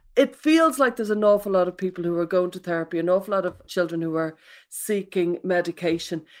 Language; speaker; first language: English; native; English